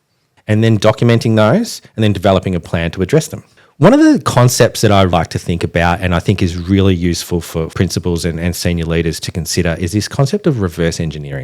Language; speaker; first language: English; native; English